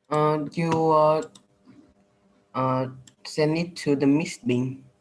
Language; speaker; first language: English; non-native, learner; Vietnamese